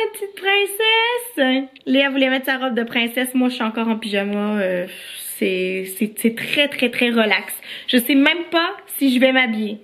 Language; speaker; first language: French; native; French